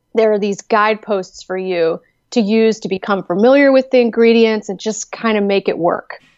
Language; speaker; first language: English; native; English